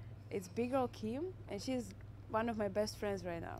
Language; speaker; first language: English; non-native, fluent; Russian